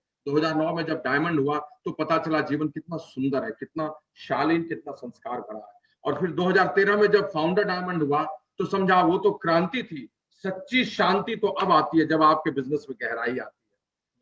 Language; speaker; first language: Hindi; native; Hindi